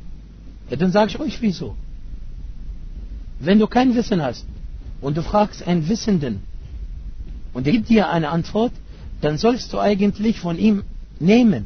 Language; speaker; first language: German; non-native, fluent; Arabic